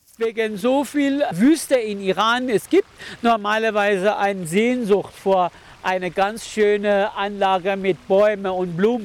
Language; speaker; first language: German; non-native, learner; Persian